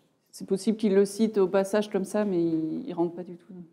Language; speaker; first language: French; native; French